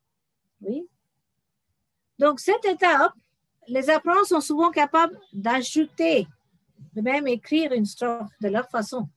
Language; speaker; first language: French; non-native, fluent; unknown